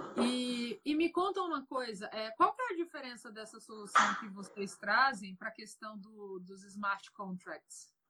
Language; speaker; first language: Portuguese; native; Portuguese